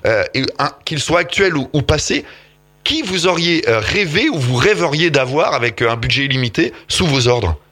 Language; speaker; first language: French; native; French